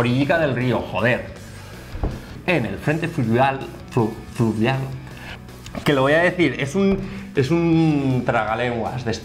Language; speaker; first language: Spanish; native; Spanish